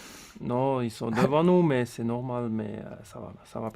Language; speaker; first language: French; non-native, local second language; Swiss German